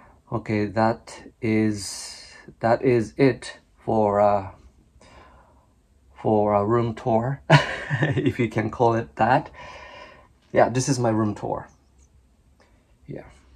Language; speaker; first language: English; non-native, fluent; Japanese